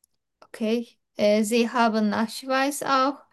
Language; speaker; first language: German; non-native, learner; Turkish